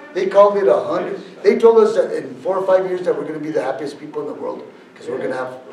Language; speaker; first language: English; native; English